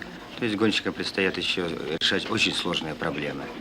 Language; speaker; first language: Russian; native; Russian